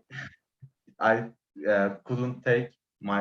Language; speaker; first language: English; non-native, learner; Turkish